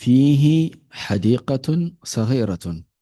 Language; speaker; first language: Arabic; non-native, fluent; Yoruba